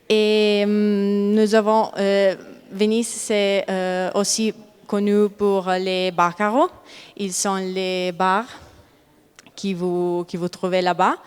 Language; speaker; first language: French; non-native, learner; Italian